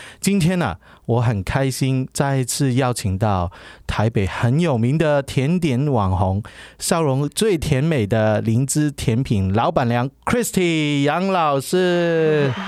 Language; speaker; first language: Chinese; non-native, local second language; Cantonese